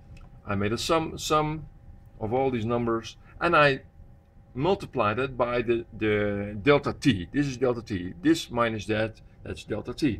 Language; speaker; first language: English; non-native, fluent; Dutch